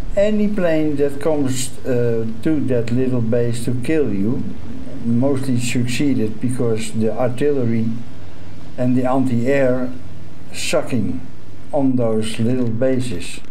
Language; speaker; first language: English; non-native, fluent; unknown